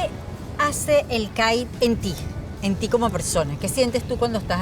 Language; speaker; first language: Spanish; native; Spanish